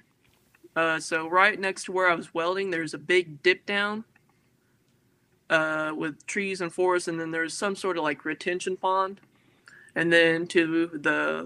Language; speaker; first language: English; native; English